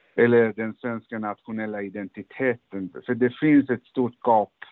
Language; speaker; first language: Swedish; early bilingual, other home language; Persian